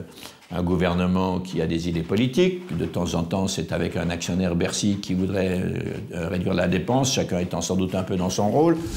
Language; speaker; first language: French; native; French